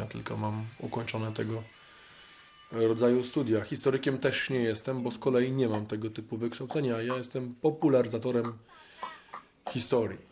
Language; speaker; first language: Polish; native; Polish